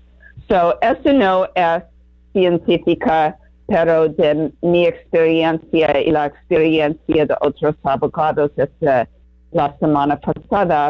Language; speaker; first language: Spanish; non-native, learner; English